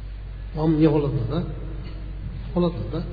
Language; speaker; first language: Russian; non-native, learner; Tibetan